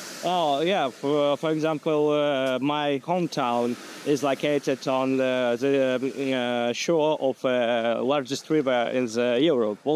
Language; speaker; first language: English; non-native, fluent; Russian